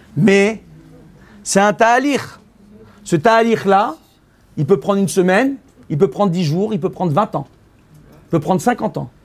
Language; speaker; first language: French; native; French